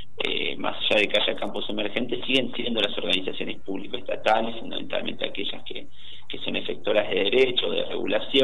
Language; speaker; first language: Spanish; native; Spanish